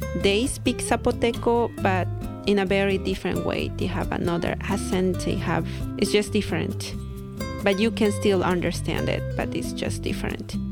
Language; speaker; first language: English; non-native, fluent; Spanish